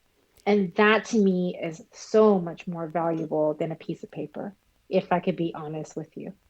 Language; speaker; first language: English; early bilingual, other home language; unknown